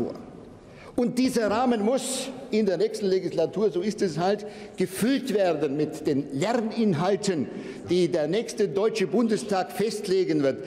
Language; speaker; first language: German; native; German